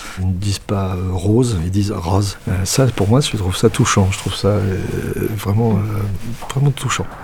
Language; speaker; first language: French; native; French